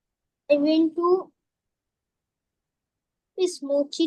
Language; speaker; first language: English; non-native, learner; Bangla